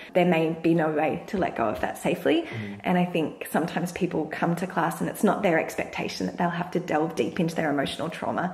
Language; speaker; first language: English; native; English